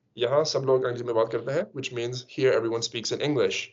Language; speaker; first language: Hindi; non-native, fluent; English